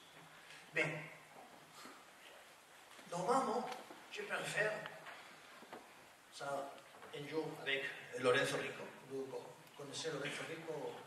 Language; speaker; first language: French; non-native, learner; Spanish